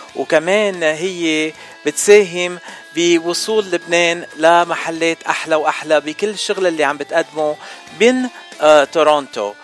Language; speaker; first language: Arabic; native; Arabic